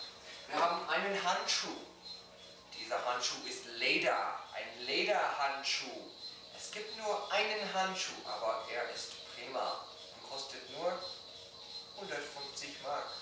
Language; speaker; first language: German; non-native, learner; English